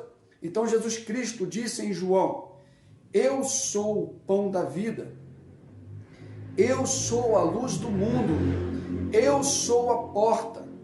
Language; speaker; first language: Portuguese; native; Portuguese